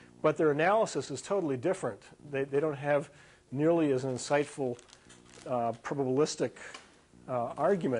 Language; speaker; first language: English; native; English